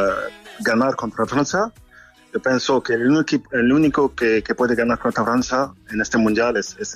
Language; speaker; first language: Spanish; non-native, fluent; French